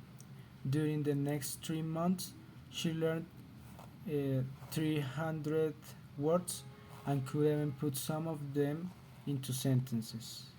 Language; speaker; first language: English; non-native, learner; Spanish